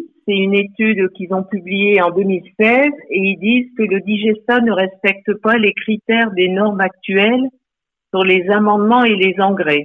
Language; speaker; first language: French; native; French